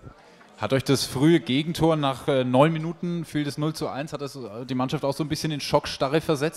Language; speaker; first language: German; native; German